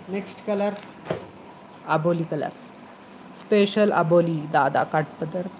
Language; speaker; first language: Hindi; non-native, local second language; Marathi